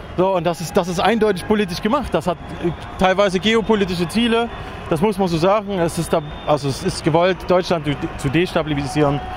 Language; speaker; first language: German; native; German